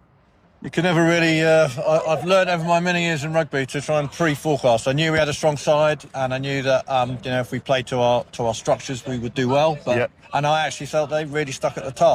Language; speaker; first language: English; native; English